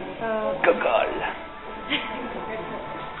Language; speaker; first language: English; non-native, learner; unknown